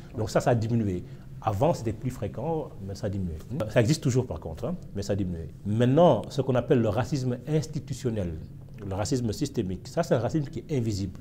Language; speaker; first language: French; non-native, local second language; Wolof